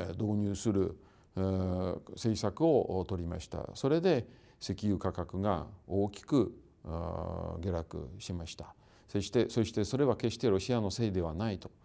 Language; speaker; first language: Japanese; non-native, fluent; Russian